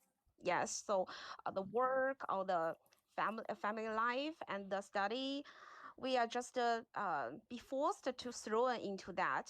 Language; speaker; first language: English; non-native, learner; Chinese